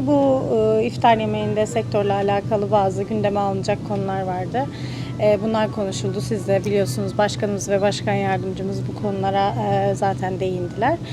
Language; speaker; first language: Turkish; native; Turkish